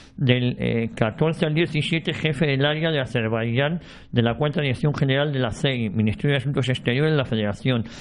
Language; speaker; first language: Spanish; native; Spanish